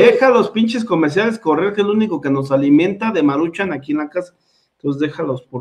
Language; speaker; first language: Spanish; native; Spanish